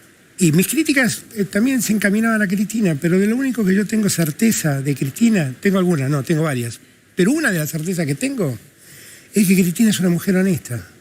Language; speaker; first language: Spanish; native; Spanish